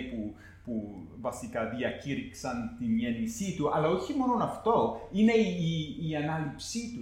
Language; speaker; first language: Greek; non-native, fluent; English